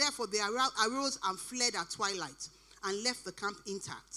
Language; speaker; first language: English; non-native, local second language; Yoruba